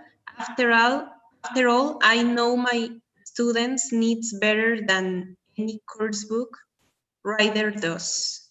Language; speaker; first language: English; non-native, learner; Spanish